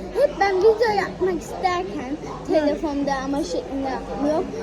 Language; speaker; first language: Turkish; early bilingual, heritage; Turkish